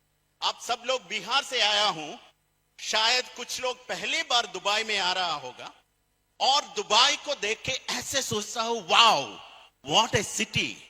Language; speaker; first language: Hindi; non-native, fluent; Bangla